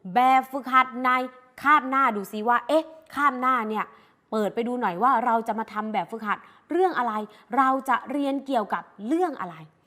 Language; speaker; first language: Thai; native; Thai